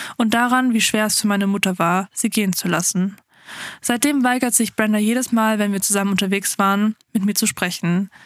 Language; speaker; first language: German; early bilingual, other home language; Afrikaans